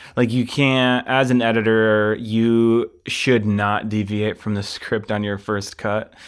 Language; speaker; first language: English; native; English